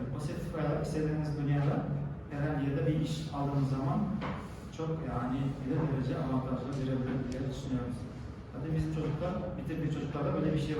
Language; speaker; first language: Turkish; non-native, learner; Kazakh